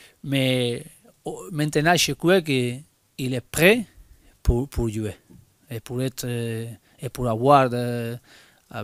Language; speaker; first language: French; non-native, learner; Spanish